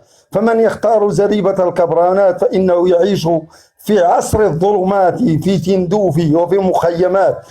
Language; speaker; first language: Arabic; native; Arabic